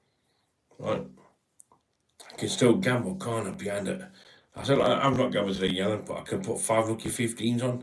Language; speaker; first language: English; native; English